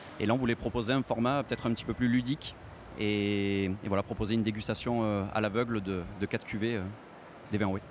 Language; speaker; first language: French; native; French